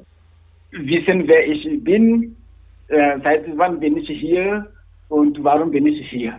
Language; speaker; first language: German; non-native, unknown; Wolof